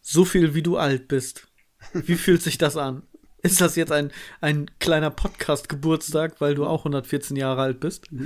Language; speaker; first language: German; native; German